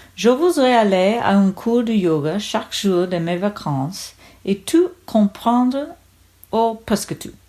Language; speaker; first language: French; non-native, learner; English